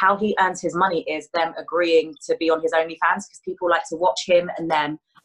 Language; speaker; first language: English; native; English